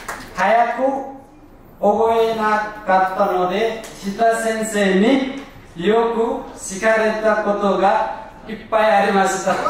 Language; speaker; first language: Japanese; non-native, learner; Nepali